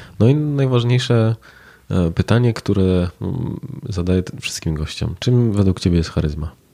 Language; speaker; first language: Polish; native; Polish